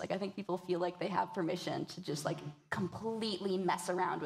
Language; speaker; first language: English; native; English